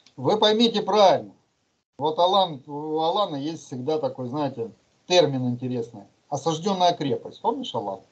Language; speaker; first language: Russian; native; Russian